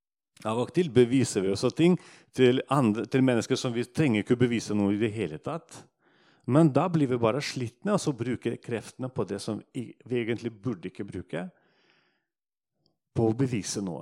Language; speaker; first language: Norwegian; non-native, fluent; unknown